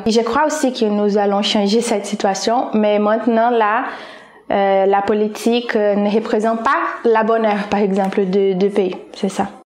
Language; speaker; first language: French; non-native, fluent; Portuguese